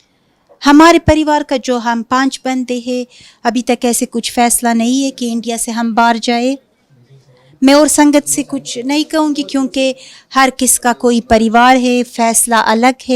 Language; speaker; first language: Hindi; non-native, fluent; Punjabi